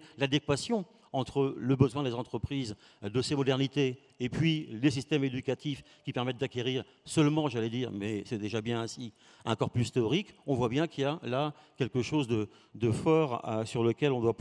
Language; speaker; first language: French; native; French